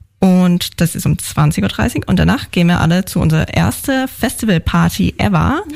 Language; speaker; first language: German; non-native, fluent; English